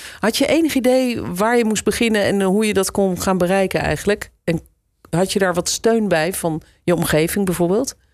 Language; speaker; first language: Dutch; native; Dutch